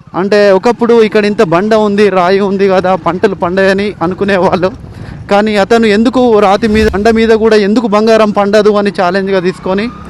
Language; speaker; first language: Telugu; non-native, local second language; Gondi